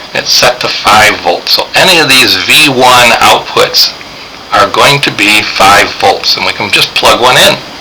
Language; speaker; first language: English; native; English